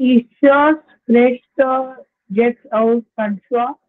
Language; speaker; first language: German; non-native, learner; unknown